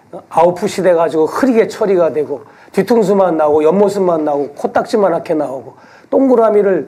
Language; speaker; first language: Korean; native; Korean